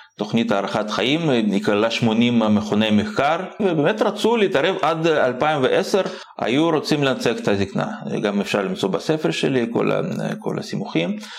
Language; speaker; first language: Hebrew; non-native, fluent; Russian